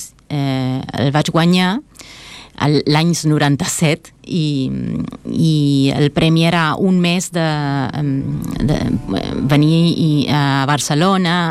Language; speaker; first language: Catalan; non-native, fluent; Spanish